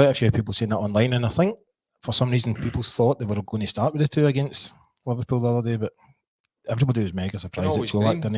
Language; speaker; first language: English; native; English